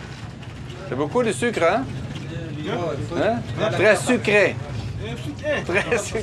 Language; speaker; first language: French; non-native, learner; Dutch